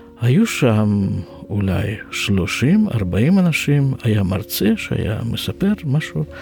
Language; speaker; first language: Hebrew; non-native, fluent; Russian